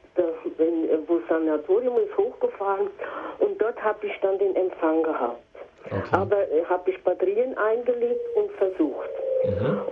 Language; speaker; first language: German; native; German